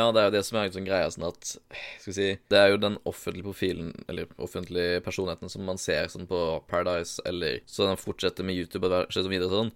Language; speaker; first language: Norwegian; native; Norwegian